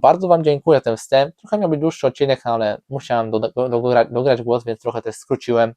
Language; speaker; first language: Polish; native; Polish